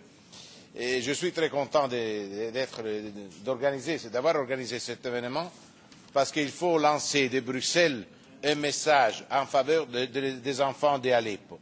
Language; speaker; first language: French; non-native, fluent; Italian